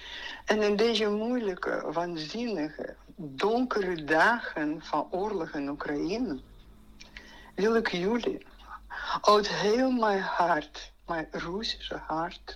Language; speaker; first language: Dutch; non-native, fluent; Russian